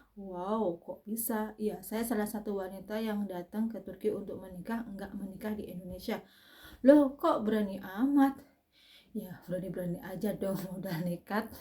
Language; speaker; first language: Indonesian; native; Indonesian